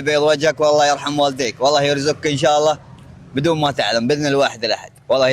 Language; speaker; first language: Arabic; native; Arabic